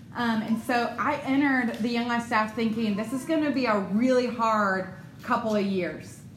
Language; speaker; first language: English; native; English